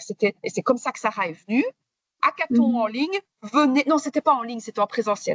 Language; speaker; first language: French; native; French